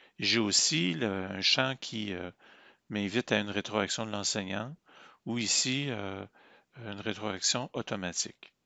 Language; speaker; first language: French; native; French